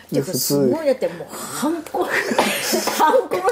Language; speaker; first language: Japanese; non-native, fluent; Chinese